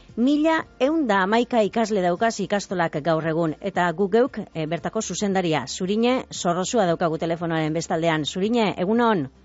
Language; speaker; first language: Basque; native; Basque